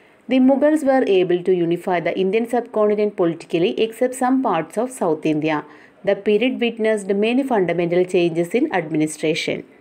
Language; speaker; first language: English; non-native, local second language; Malayalam